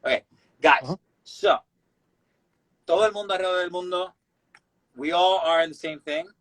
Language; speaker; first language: Spanish; native; Spanish